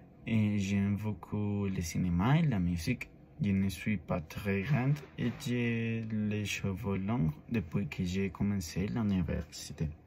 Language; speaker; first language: French; non-native, learner; Spanish